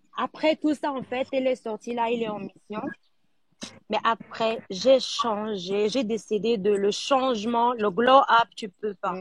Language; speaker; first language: French; non-native, local second language; Arabic